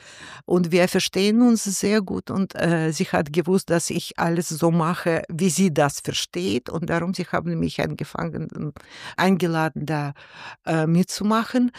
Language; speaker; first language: German; non-native, learner; Russian